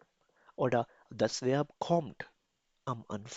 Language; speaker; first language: German; non-native, fluent; Urdu